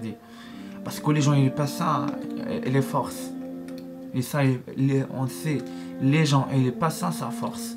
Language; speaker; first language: French; non-native, learner; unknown